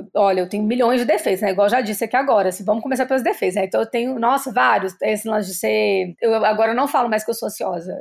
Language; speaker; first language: Portuguese; native; Portuguese